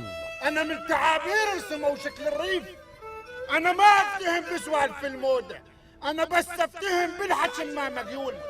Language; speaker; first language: Arabic; native; Arabic